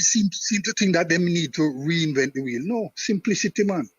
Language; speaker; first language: English; non-native, local second language; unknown